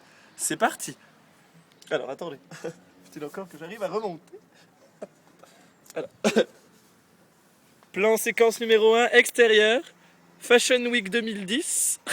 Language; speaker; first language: French; native; French